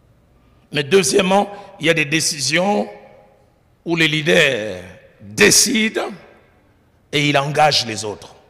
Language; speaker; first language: French; non-native, local second language; Lingala